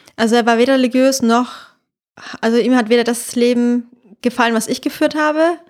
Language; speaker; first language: German; native; German